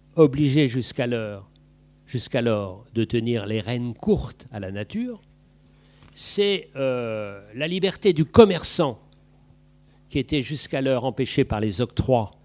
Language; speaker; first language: French; native; French